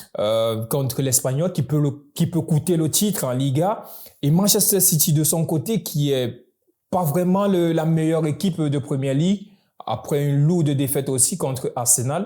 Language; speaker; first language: French; native; French